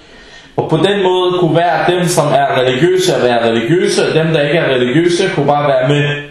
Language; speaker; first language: Danish; early bilingual, other home language; Arabic